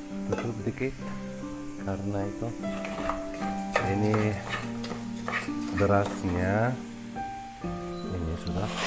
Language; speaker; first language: Indonesian; non-native, learner; Arabic